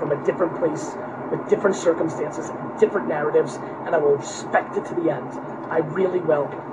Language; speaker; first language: English; early bilingual, other home language; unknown